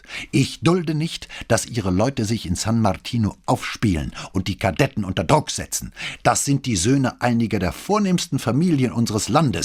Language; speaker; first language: German; native; German